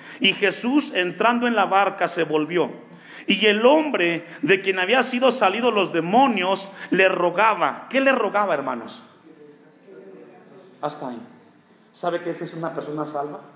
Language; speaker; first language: Spanish; native; Spanish